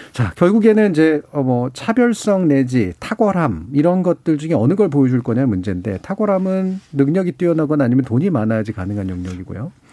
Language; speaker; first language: Korean; native; Korean